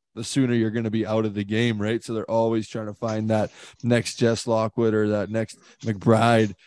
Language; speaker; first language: English; native; English